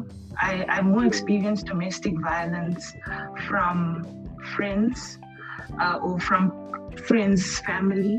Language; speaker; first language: English; native; English